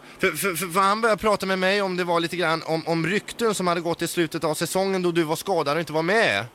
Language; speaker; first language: Swedish; native; Swedish